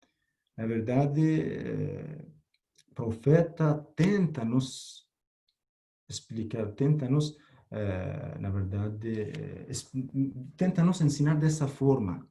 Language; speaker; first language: Portuguese; non-native, fluent; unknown